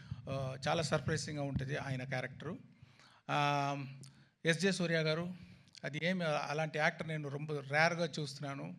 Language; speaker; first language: Telugu; non-native, fluent; Tamil